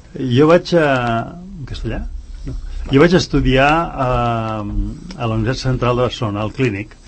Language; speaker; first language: Catalan; native; Catalan